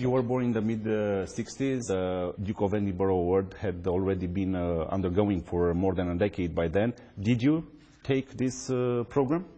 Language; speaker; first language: English; non-native, fluent; Romanian